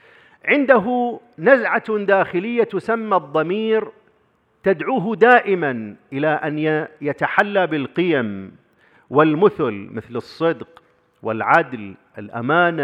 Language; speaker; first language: Arabic; native; Arabic